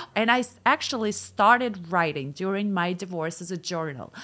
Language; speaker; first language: English; non-native, fluent; Russian